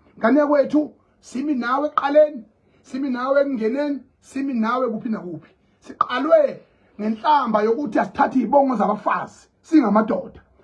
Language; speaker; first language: Zulu; native; Zulu